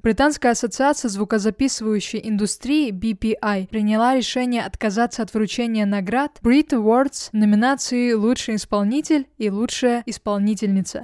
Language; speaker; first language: Russian; native; Russian